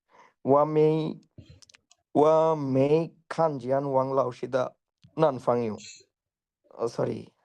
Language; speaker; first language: Chinese; non-native, learner; Bangla